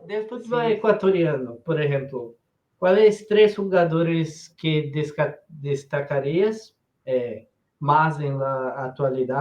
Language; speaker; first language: Spanish; non-native, learner; Portuguese